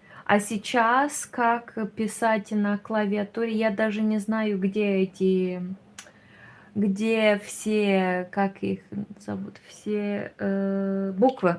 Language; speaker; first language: Russian; non-native, learner; Romanian